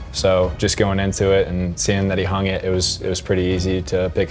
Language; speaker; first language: English; native; English